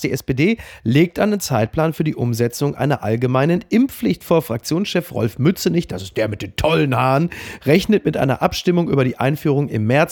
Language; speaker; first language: German; native; German